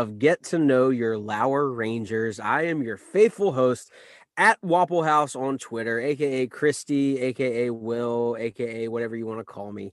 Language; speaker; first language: English; native; English